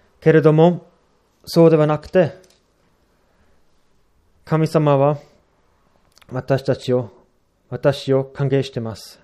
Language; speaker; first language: Japanese; non-native, fluent; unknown